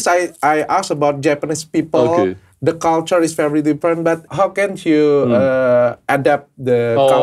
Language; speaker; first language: English; non-native, learner; Indonesian